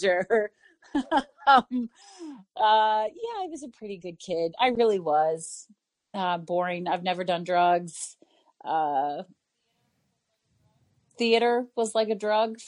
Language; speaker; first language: English; native; English